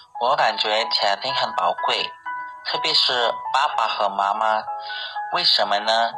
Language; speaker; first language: Chinese; non-native, learner; Indonesian